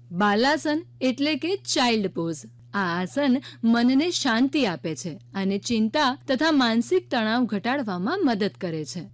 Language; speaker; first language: Gujarati; native; Gujarati